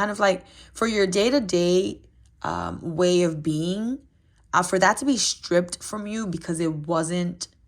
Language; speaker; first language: English; native; English